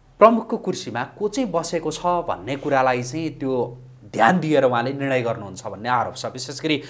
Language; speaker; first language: Nepali; native; Nepali